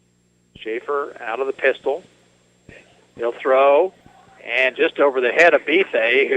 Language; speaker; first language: English; native; English